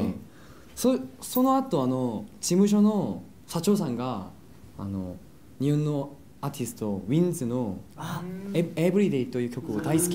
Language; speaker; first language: Japanese; non-native, fluent; Korean